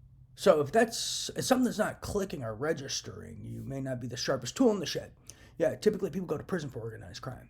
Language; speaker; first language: English; native; English